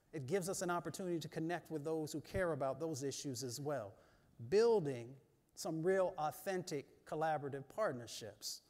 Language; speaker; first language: English; native; English